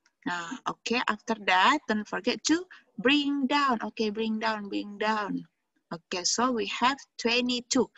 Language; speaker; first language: English; non-native, fluent; Indonesian